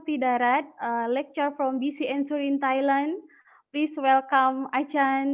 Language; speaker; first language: English; non-native, learner; Indonesian